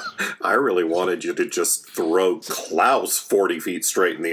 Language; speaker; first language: English; native; English